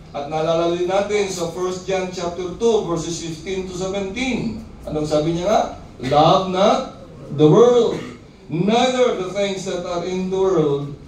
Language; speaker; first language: Filipino; non-native, local second language; Hiligaynon